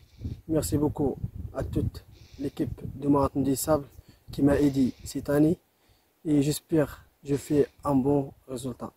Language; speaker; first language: French; non-native, local second language; Arabic